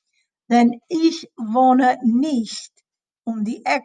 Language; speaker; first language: German; non-native, fluent; English